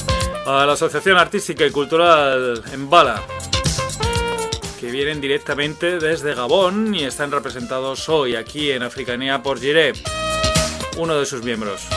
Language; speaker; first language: Spanish; native; Spanish